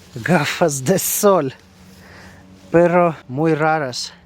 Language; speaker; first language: Spanish; non-native, learner; Russian